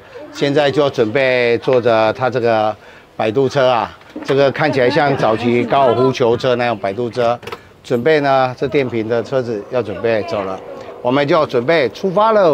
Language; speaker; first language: Chinese; native; Chinese